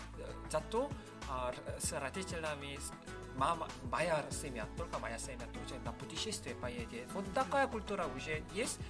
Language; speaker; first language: Russian; non-native, learner; Korean